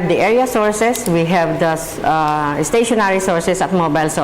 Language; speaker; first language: English; non-native, local second language; Filipino